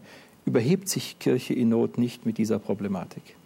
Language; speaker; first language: German; native; German